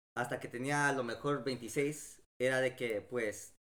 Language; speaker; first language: Spanish; early bilingual, heritage; Spanish